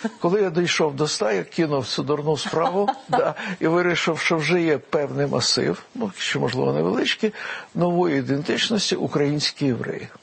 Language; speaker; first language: Ukrainian; non-native, local second language; Russian